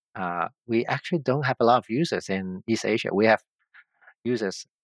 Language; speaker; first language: English; non-native, local second language; Cantonese